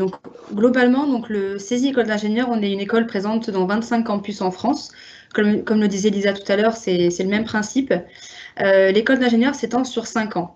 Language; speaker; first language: French; native; French